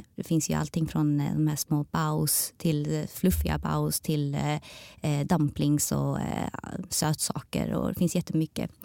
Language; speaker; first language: Swedish; native; Swedish